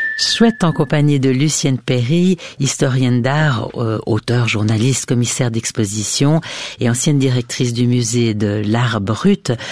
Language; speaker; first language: French; native; French